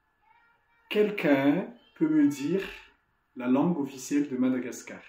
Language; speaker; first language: French; non-native, local second language; Malagasy